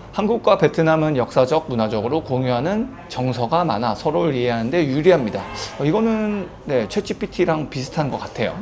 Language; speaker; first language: Korean; native; Korean